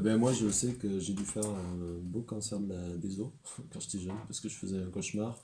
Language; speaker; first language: French; native; French